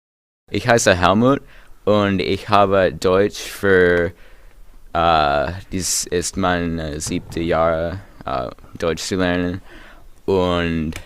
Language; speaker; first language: German; non-native, learner; English